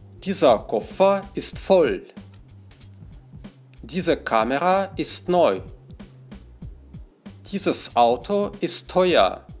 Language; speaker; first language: German; non-native, fluent; Russian